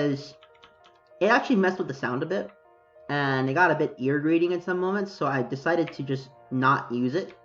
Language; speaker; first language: English; native; English